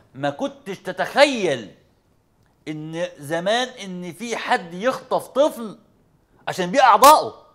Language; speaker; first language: Arabic; native; Arabic